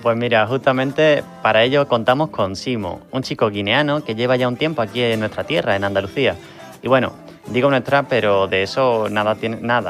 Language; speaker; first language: Spanish; native; Spanish